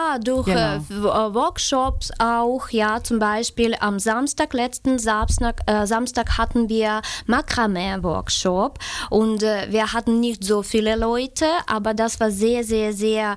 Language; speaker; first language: German; non-native, fluent; Ukrainian